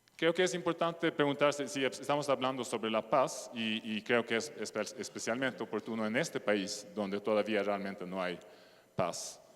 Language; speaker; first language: Spanish; non-native, fluent; Swedish